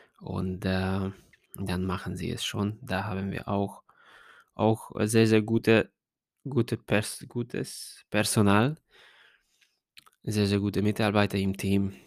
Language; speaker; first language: German; non-native, fluent; Hungarian